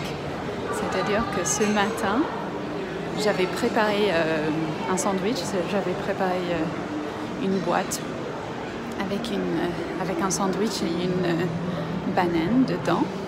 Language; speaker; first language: French; non-native, fluent; English